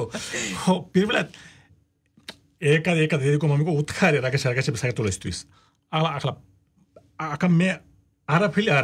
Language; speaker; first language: Georgian; non-native, learner; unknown